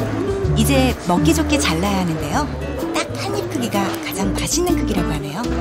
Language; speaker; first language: Korean; native; Korean